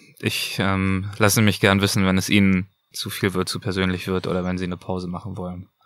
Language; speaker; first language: German; native; German